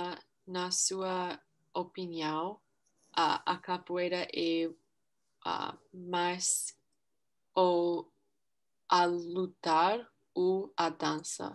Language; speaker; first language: Portuguese; non-native, learner; English